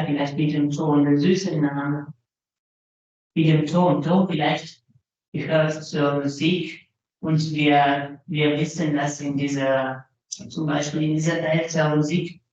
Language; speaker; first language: German; non-native, learner; Italian